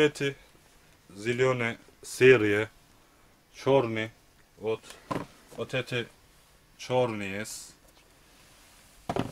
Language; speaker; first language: Russian; non-native, learner; Turkish